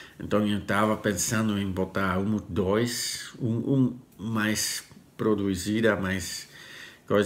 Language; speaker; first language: Portuguese; non-native, learner; Dutch